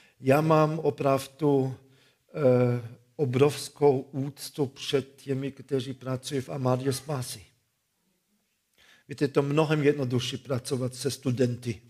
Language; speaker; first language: Czech; non-native, fluent; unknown